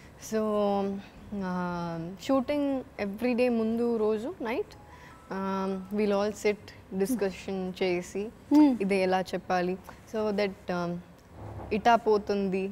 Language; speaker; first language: Telugu; non-native, fluent; Malayalam